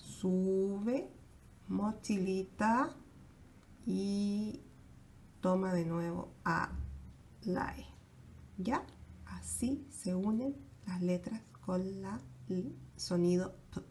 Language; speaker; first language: Spanish; native; Spanish